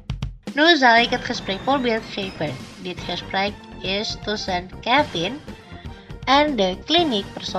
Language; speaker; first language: Dutch; non-native, fluent; Indonesian